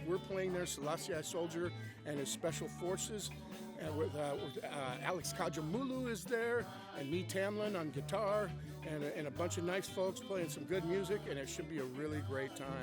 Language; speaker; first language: English; native; English